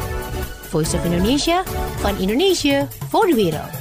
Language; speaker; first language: Dutch; non-native, fluent; Indonesian